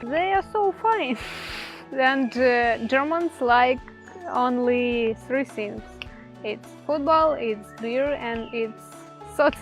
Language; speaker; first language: English; non-native, learner; Ukrainian